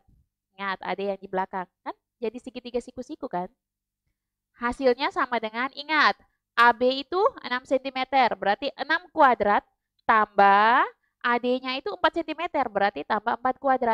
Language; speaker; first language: Indonesian; native; Indonesian